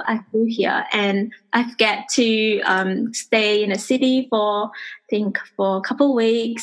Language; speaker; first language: English; non-native, local second language; Chinese